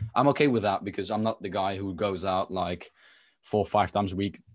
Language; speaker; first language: English; non-native, fluent; Dutch